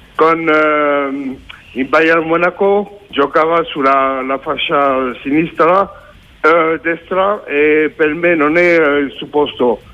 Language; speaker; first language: Italian; non-native, learner; French